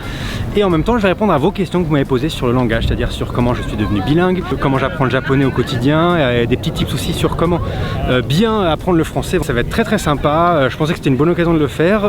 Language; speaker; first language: French; native; French